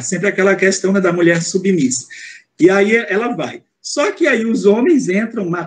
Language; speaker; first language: Portuguese; native; Portuguese